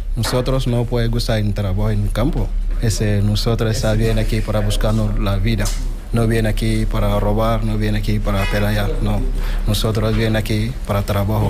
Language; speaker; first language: Spanish; non-native, learner; Wolof